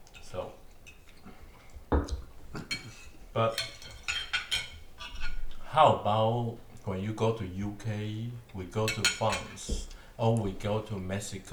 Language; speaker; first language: English; non-native, learner; Chinese